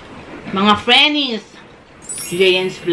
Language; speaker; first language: Filipino; native; Filipino